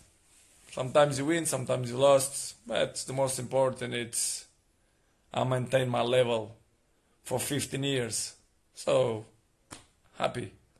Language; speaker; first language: English; non-native, learner; Portuguese